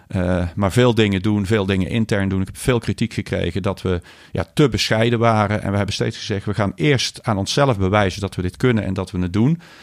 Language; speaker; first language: Dutch; native; Dutch